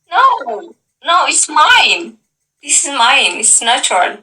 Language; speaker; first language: English; non-native, local second language; Amharic